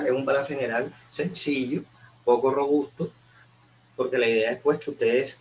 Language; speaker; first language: Spanish; native; Spanish